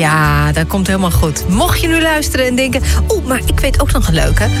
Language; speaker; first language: Dutch; native; Dutch